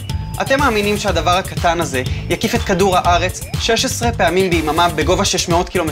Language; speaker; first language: Hebrew; native; Hebrew